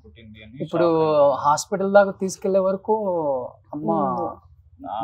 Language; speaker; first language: Telugu; native; Telugu